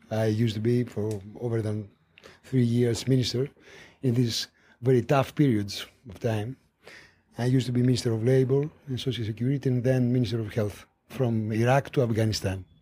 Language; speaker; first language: English; non-native, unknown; Greek